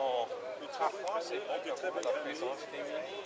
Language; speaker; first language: French; non-native, learner; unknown